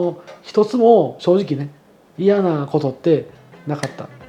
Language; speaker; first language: Japanese; native; Japanese